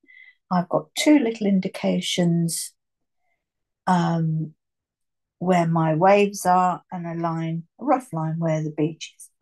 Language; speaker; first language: English; native; English